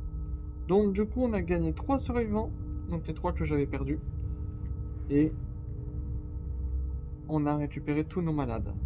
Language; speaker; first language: French; native; French